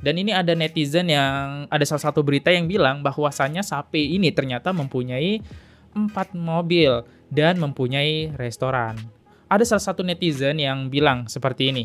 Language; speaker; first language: Indonesian; native; Indonesian